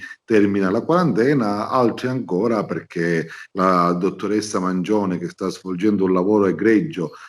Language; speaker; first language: Italian; native; Italian